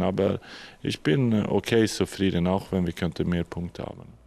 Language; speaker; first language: German; non-native, learner; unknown